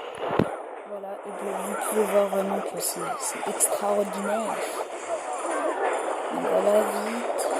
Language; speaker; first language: French; native; French